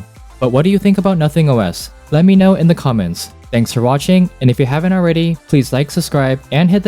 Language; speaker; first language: English; native; English